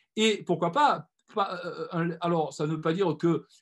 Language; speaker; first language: French; native; French